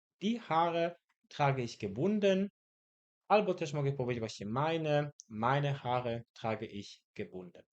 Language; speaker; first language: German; non-native, fluent; Polish